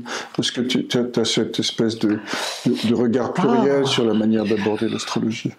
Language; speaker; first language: French; native; French